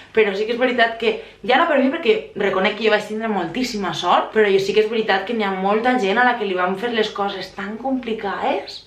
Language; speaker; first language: Catalan; native; Catalan